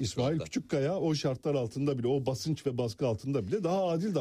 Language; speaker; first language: Turkish; native; Turkish